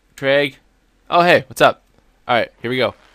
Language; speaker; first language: English; native; English